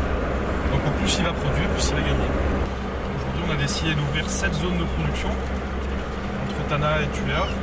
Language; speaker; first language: French; native; French